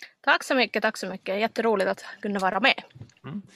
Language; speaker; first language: Swedish; non-native, local second language; Finnish